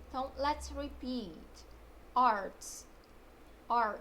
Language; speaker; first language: English; non-native, fluent; Portuguese